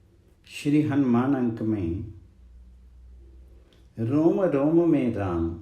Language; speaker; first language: Hindi; native; Hindi